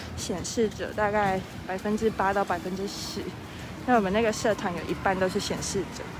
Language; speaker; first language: Chinese; native; Chinese